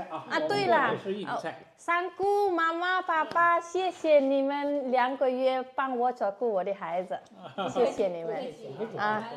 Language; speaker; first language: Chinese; non-native, learner; Indonesian